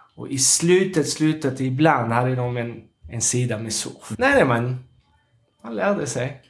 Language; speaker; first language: Swedish; non-native, fluent; Arabic